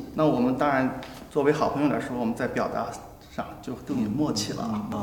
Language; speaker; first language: Chinese; native; Chinese